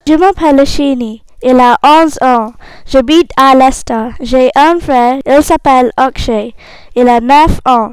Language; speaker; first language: French; non-native, learner; English